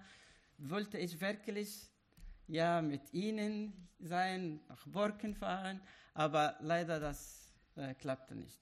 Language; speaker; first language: German; non-native, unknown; Arabic